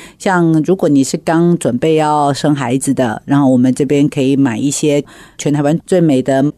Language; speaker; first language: Chinese; native; Chinese